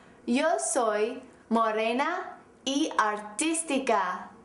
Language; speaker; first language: Spanish; non-native, fluent; English